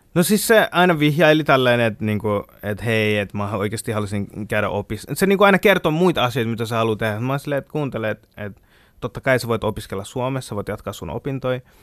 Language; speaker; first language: Finnish; early bilingual, other home language; Bangla